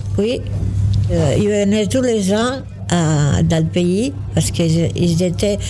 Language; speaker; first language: French; non-native, fluent; Italian